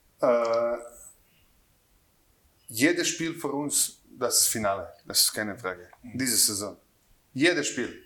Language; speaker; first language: German; non-native, learner; Croatian